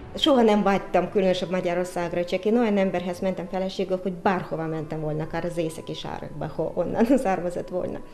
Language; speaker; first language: Hungarian; non-native, fluent; Russian